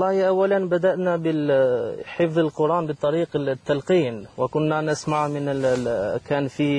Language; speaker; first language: Arabic; non-native, fluent; Albanian